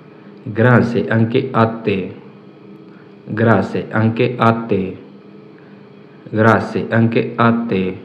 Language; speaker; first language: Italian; non-native, learner; Urdu